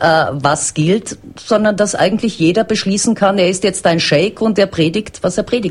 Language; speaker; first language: German; native; German